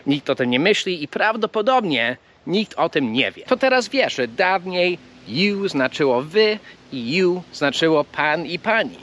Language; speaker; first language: Polish; non-native, fluent; English